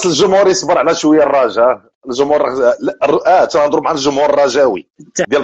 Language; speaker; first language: Arabic; native; Arabic